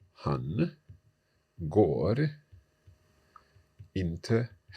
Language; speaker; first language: Swedish; non-native, learner; English